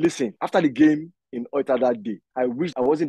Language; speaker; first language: English; non-native, local second language; Yoruba